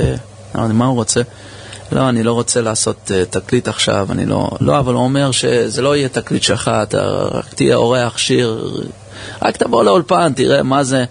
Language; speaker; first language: Hebrew; early bilingual, heritage; English